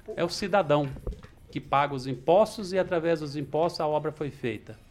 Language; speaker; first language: Portuguese; native; Portuguese